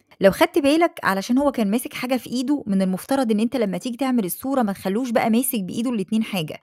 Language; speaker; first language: Arabic; native; Arabic